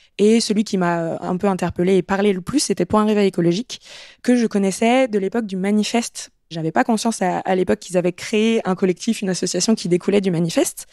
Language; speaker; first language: French; native; French